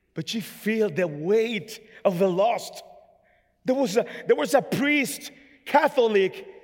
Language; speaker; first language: English; non-native, fluent; Spanish